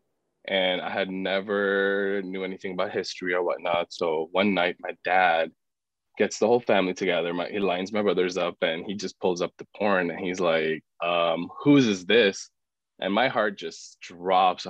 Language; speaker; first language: English; early bilingual, other home language; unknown